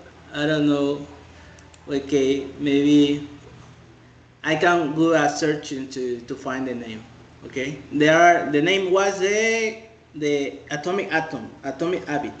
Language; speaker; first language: English; non-native, fluent; Spanish